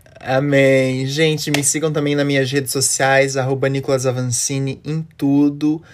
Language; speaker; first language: Portuguese; native; Portuguese